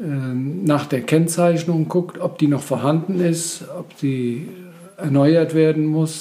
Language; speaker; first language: German; native; German